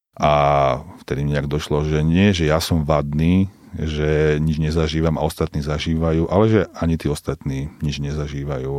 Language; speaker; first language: Slovak; native; Slovak